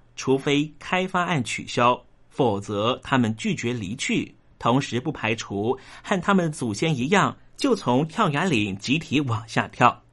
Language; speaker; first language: Chinese; non-native, local second language; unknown